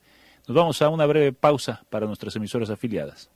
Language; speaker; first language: Spanish; native; Spanish